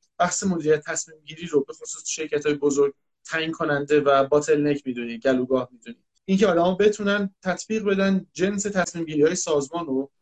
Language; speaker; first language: Persian; native; Persian